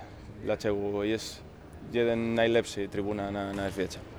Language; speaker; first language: Polish; non-native, learner; Spanish